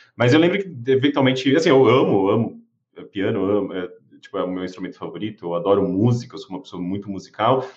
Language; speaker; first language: Portuguese; native; Portuguese